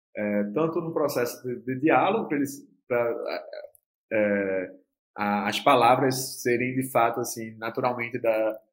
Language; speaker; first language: Portuguese; native; Portuguese